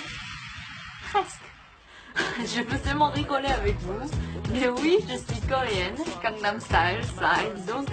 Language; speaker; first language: French; non-native, fluent; Korean